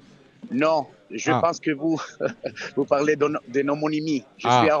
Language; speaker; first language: French; non-native, fluent; Italian